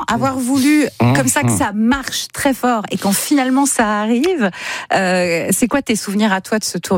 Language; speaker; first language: French; native; French